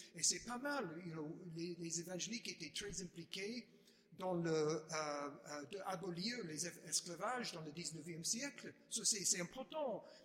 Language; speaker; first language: French; non-native, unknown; English